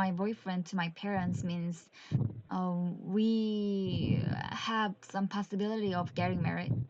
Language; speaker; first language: English; non-native, learner; Korean